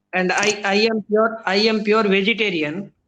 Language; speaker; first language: English; non-native, learner; Rajasthani